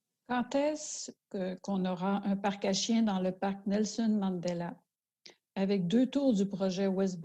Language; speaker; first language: French; native; French